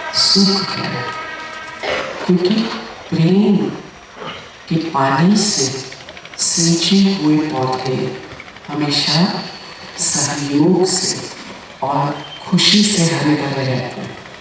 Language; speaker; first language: Hindi; native; Hindi